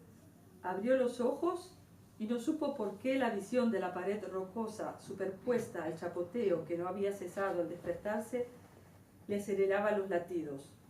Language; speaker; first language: Spanish; native; Spanish